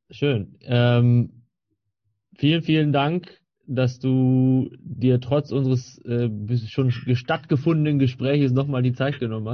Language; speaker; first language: German; native; German